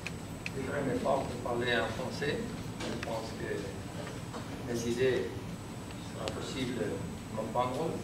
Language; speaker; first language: French; non-native, learner; Spanish